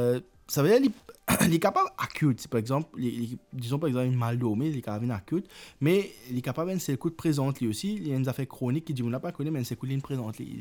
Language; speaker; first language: French; non-native, local second language; Morisyen